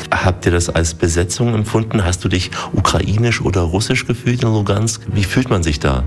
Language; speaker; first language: German; native; German